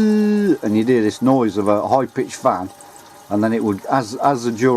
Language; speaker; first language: English; native; English